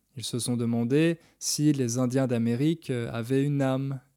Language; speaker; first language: French; native; French